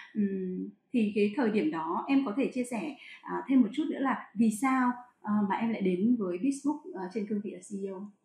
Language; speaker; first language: Vietnamese; native; Vietnamese